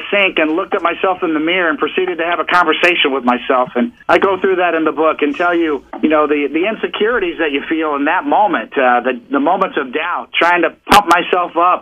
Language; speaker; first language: English; native; English